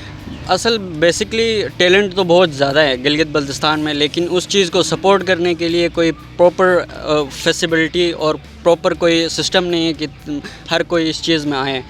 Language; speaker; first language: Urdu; non-native, local second language; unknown